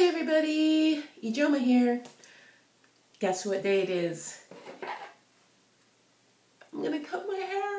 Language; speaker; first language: English; native; English